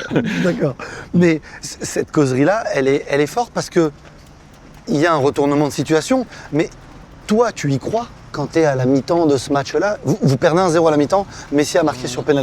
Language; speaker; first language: French; native; French